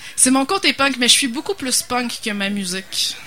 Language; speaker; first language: French; native; French